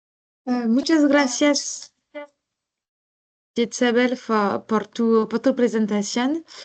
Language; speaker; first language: Spanish; non-native, learner; French